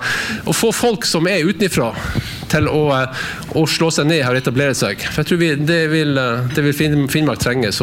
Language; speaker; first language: Norwegian; native; Norwegian